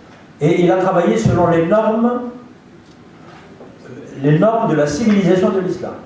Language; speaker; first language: French; non-native, local second language; Arabic